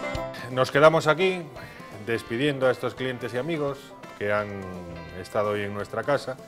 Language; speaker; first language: Spanish; native; Spanish